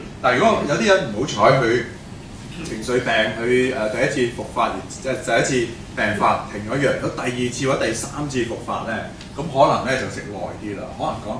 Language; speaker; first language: Cantonese; native; Cantonese